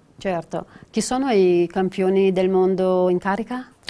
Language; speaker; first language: Italian; native; Italian